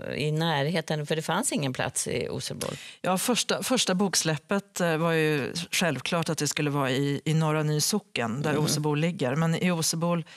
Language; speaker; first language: Swedish; native; Swedish